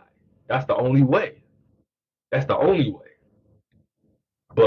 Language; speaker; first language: English; native; English